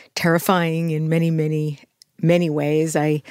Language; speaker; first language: English; native; English